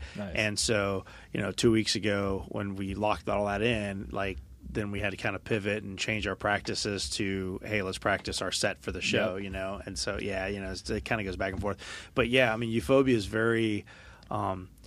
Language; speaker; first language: English; native; English